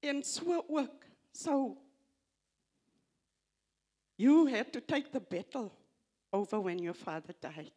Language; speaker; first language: English; non-native, local second language; Afrikaans